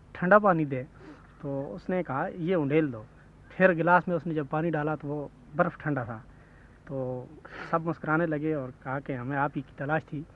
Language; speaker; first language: Urdu; non-native, local second language; Punjabi